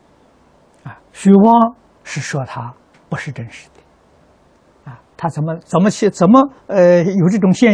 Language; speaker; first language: Chinese; native; Chinese